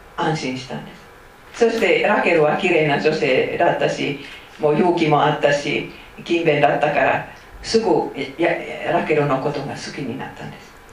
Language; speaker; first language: Japanese; non-native, fluent; Finnish